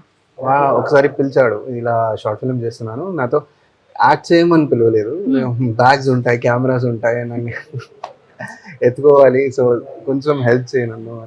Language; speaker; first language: Telugu; non-native, fluent; Tamil